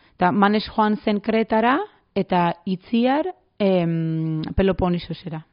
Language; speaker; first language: Basque; non-native, fluent; Greek